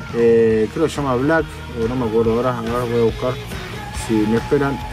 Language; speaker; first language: Spanish; native; Spanish